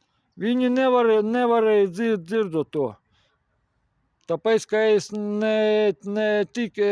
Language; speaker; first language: Latvian; non-native, local second language; Russian